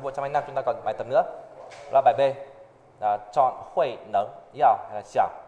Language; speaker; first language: Chinese; non-native, fluent; Vietnamese